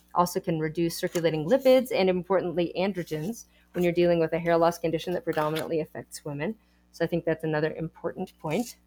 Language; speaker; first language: English; native; English